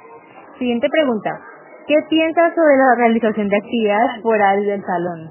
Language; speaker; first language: Spanish; native; Spanish